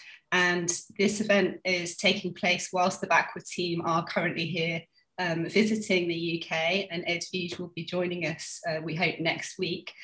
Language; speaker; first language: English; native; English